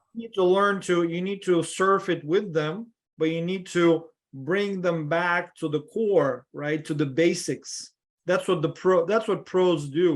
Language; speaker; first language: English; non-native, fluent; Russian